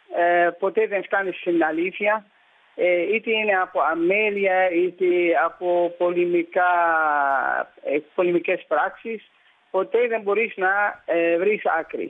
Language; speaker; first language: Greek; early bilingual, heritage; Greek